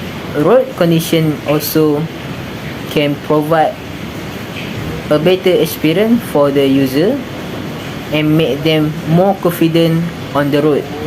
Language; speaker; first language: English; non-native, local second language; Malay